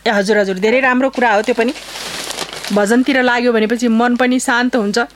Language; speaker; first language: Nepali; native; Nepali